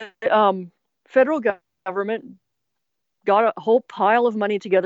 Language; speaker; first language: English; native; English